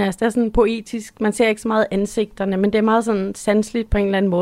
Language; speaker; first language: Danish; native; Danish